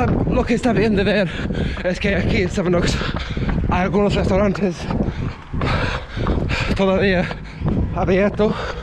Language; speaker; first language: Spanish; non-native, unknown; English